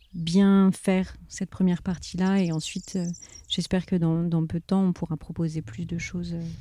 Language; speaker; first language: French; native; French